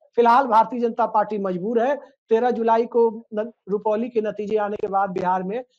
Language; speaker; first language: Hindi; native; Hindi